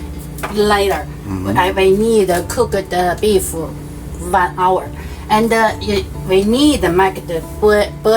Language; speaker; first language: English; non-native, learner; Chinese